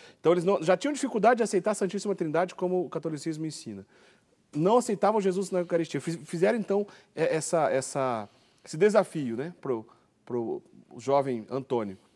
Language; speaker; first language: Portuguese; native; Portuguese